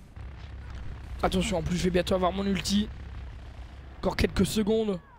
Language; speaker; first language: French; native; French